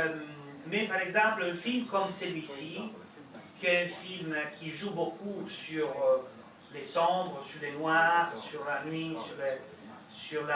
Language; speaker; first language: French; non-native, fluent; Italian